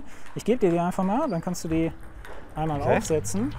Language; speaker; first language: German; native; German